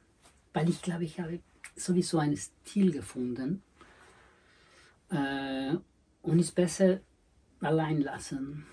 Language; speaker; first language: German; non-native, learner; Spanish